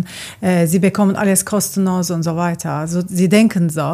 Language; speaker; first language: German; non-native, learner; Turkish